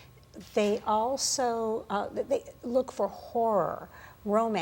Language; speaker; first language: English; native; English